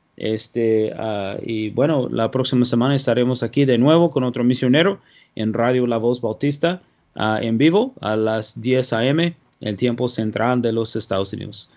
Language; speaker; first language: Spanish; non-native, fluent; English